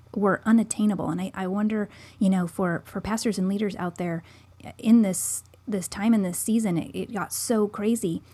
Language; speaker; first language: English; native; English